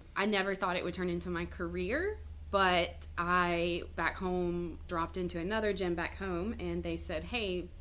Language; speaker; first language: English; native; English